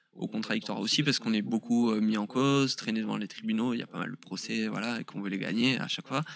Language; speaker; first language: French; native; French